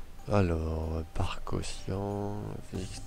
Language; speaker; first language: French; native; French